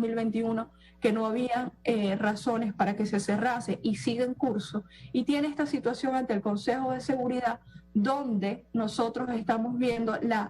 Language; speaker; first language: Spanish; native; Spanish